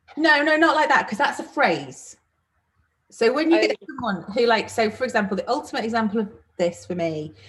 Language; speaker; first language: English; native; English